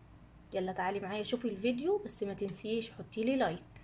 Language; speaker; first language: Arabic; native; Arabic